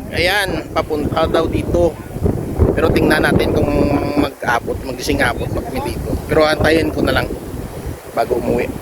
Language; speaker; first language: Filipino; native; Filipino